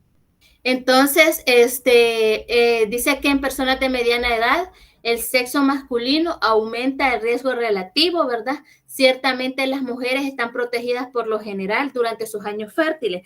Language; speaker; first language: Spanish; native; Spanish